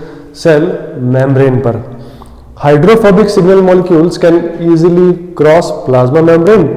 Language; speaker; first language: Hindi; native; Hindi